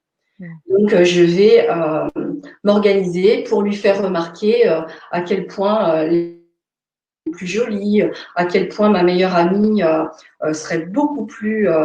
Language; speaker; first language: French; native; French